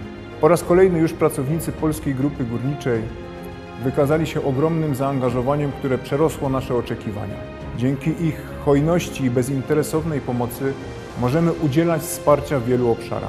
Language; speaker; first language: Polish; native; Polish